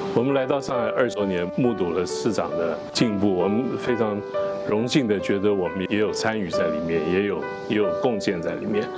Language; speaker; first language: Chinese; native; Chinese